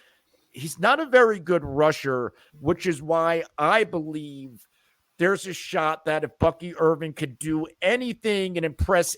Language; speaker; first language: English; native; English